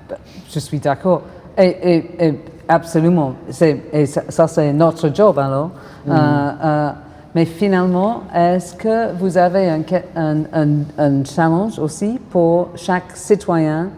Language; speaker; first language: French; non-native, fluent; English